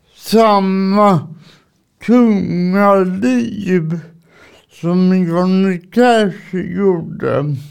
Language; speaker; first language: Swedish; native; Swedish